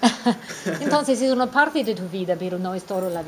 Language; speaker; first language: Spanish; non-native, fluent; English